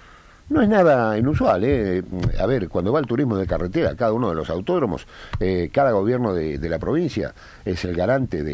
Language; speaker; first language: Spanish; native; Spanish